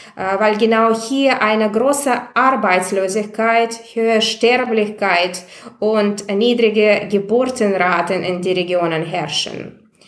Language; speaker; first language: German; non-native, fluent; Russian